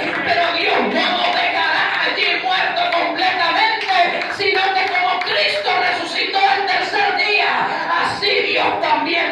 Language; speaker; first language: Spanish; native; Spanish